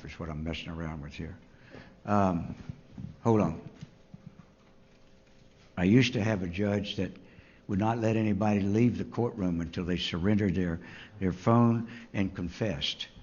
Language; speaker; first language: English; native; English